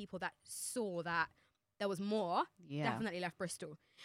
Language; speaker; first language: English; native; English